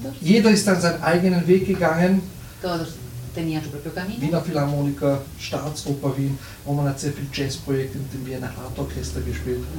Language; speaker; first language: German; non-native, fluent; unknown